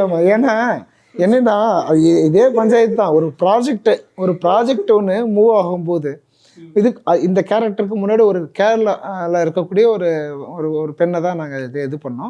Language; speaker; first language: Tamil; native; Tamil